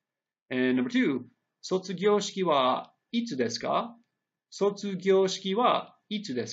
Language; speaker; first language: Japanese; non-native, fluent; English